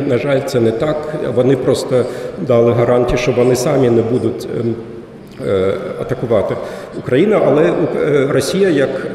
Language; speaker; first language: Ukrainian; non-native, fluent; German